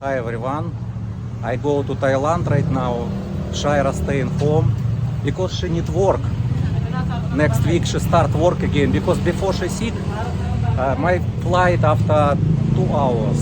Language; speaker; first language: English; non-native, learner; Russian